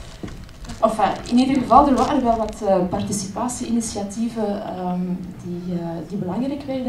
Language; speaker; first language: Dutch; native; Dutch